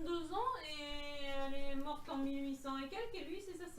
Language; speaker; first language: French; native; French